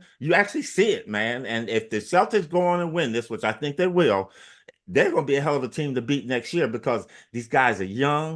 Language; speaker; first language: English; native; English